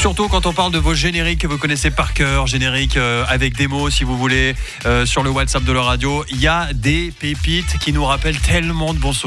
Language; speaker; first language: French; native; French